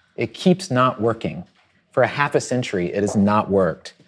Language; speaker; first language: English; native; English